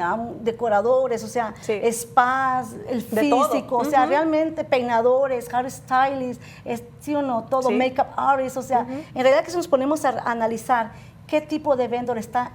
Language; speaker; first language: Spanish; native; Spanish